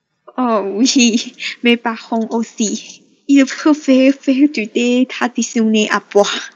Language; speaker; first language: French; non-native, learner; Chinese